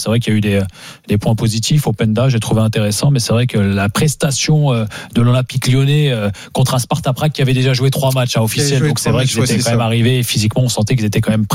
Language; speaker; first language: French; native; French